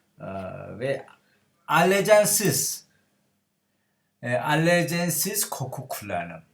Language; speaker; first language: Turkish; non-native, learner; Korean